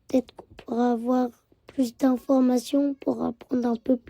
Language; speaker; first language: French; early bilingual, other home language; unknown